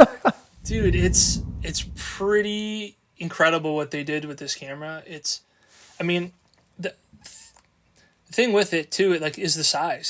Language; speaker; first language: English; native; English